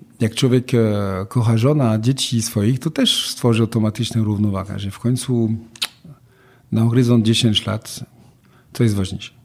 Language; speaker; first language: Polish; non-native, fluent; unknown